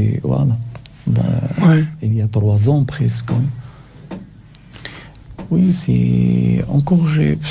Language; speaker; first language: French; non-native, learner; Arabic